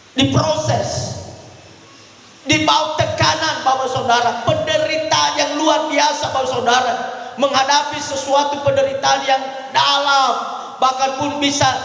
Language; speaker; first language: Indonesian; native; Indonesian